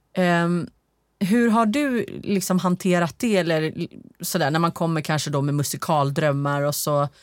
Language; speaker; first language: Swedish; native; Swedish